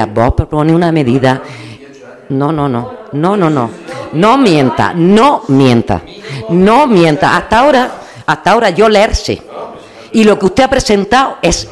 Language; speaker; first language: Spanish; native; Spanish